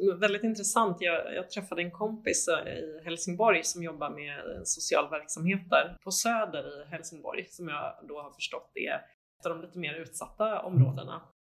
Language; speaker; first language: Swedish; native; Swedish